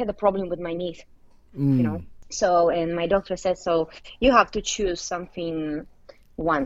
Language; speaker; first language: English; non-native, fluent; Uzbek